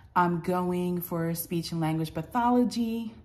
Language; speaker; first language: English; native; English